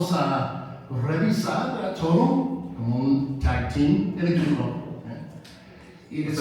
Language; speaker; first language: Spanish; non-native, fluent; English